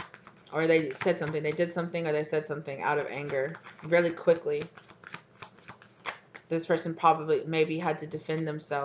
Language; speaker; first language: English; native; English